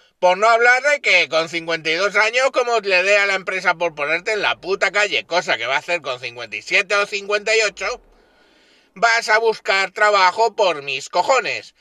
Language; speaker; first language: Spanish; native; Spanish